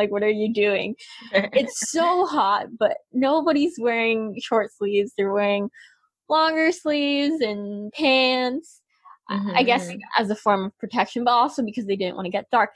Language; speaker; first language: English; native; English